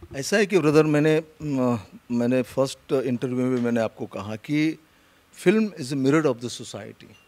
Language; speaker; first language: Hindi; non-native, local second language; Marathi